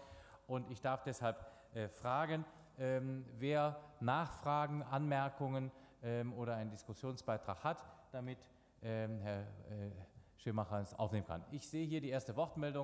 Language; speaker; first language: German; native; German